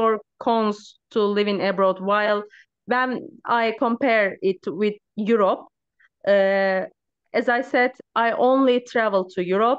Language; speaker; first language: English; non-native, learner; Turkish